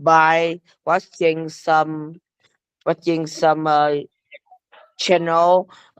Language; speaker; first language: English; non-native, learner; Vietnamese